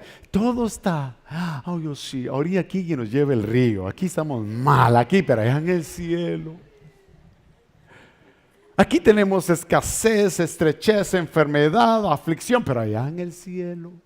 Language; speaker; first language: Spanish; native; Spanish